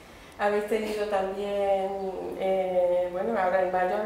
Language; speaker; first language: Spanish; native; Spanish